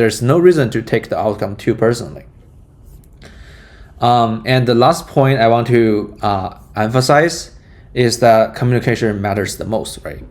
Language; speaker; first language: English; non-native, fluent; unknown